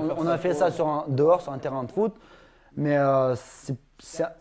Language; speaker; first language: French; non-native, fluent; Ingush